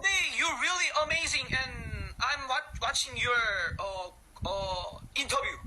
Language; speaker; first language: English; non-native, learner; Thai